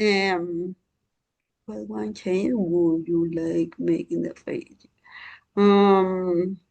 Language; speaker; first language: English; non-native, learner; Spanish